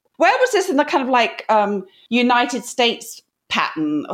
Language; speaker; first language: English; native; English